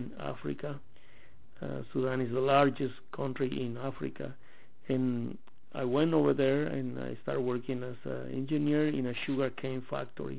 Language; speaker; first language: English; non-native, fluent; Spanish